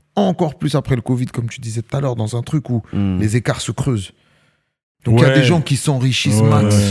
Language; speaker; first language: French; native; French